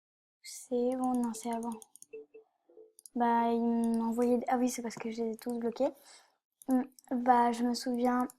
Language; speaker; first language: French; native; French